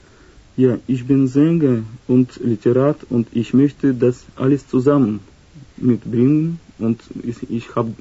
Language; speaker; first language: German; non-native, learner; Russian